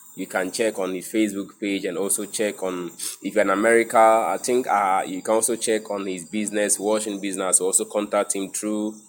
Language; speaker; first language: English; non-native, local second language; Akan